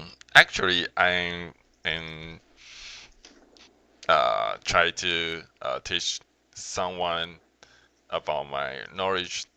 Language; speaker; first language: English; non-native, learner; Chinese